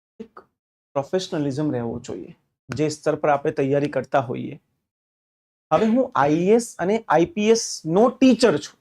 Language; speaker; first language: Gujarati; non-native, local second language; Hindi